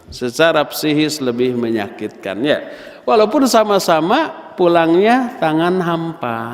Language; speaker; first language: Indonesian; native; Indonesian